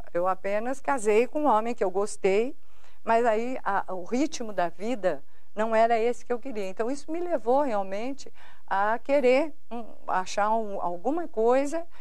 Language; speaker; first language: Portuguese; native; Portuguese